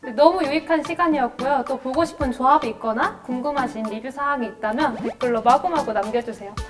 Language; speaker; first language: Korean; native; Korean